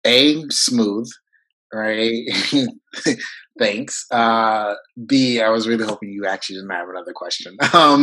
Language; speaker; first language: English; early bilingual, other home language; French